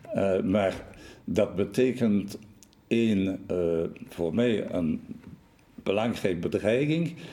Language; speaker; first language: Dutch; non-native, local second language; French